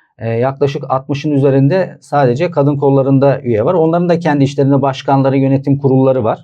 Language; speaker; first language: Turkish; native; Turkish